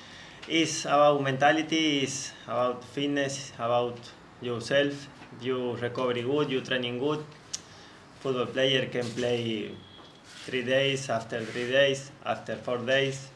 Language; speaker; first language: English; non-native, learner; Spanish